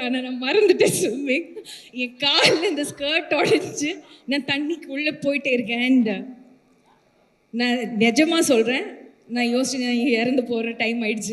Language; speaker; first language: Tamil; non-native, learner; Malayalam